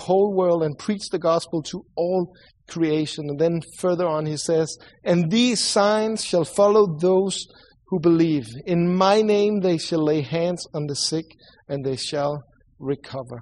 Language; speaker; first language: English; non-native, fluent; Swedish